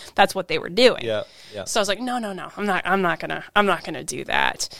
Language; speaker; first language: English; native; English